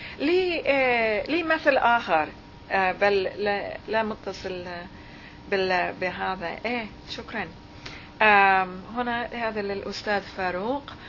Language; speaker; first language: Arabic; non-native, fluent; English